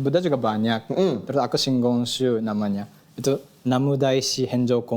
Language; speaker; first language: Indonesian; non-native, fluent; Japanese